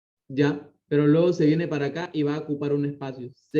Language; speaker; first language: Spanish; native; Spanish